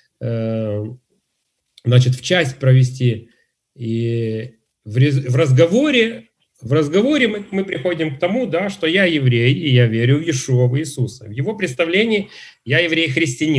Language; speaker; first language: Russian; native; Russian